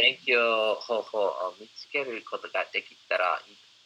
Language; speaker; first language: Japanese; non-native, fluent; English